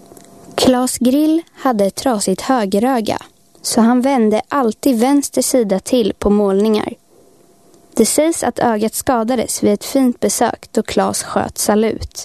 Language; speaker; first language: Swedish; native; Swedish